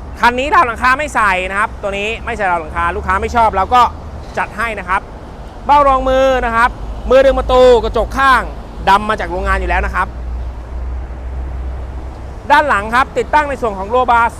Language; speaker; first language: Thai; native; Thai